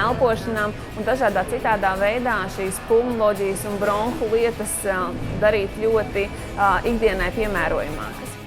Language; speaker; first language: Latvian; native; Latvian